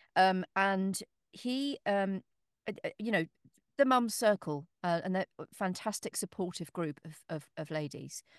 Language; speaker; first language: English; native; English